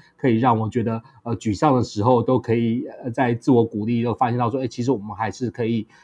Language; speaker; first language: Chinese; native; Chinese